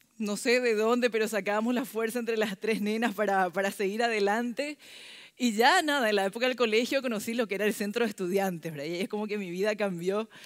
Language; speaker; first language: Spanish; early bilingual, other home language; Korean